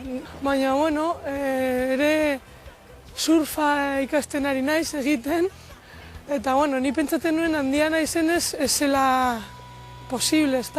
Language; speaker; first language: Basque; non-native, local second language; Spanish